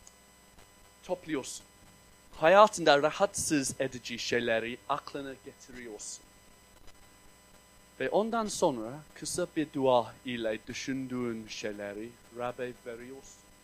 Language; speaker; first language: Turkish; non-native, fluent; English